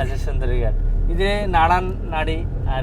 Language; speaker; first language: Malayalam; non-native, learner; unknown